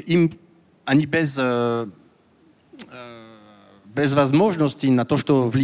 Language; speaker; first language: Russian; non-native, learner; French